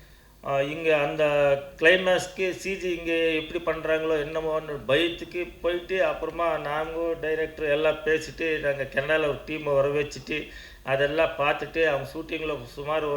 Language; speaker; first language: Tamil; non-native, learner; Kannada